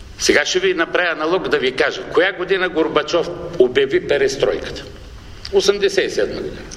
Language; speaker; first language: Bulgarian; non-native, local second language; Turkish